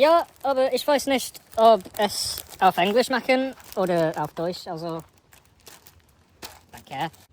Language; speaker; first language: German; non-native, learner; English